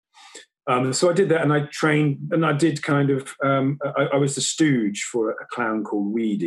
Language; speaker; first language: English; native; English